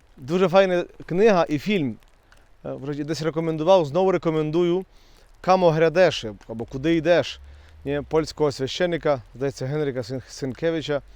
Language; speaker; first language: Ukrainian; native; Ukrainian